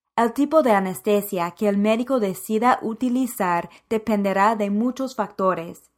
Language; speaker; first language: Spanish; non-native, fluent; English